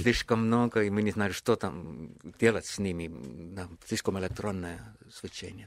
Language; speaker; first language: Russian; non-native, fluent; Estonian